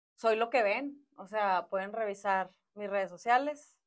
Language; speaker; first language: Spanish; native; Spanish